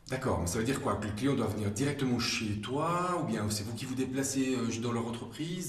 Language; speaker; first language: French; native; French